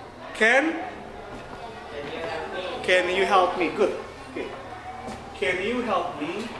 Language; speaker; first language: English; non-native, fluent; Indonesian